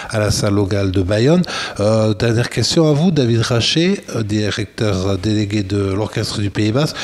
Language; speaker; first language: French; native; French